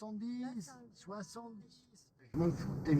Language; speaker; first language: French; native; French